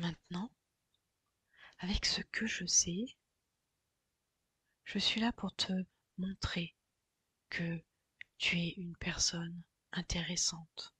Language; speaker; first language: French; native; French